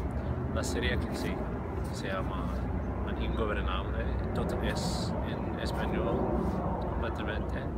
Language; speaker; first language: Spanish; non-native, fluent; English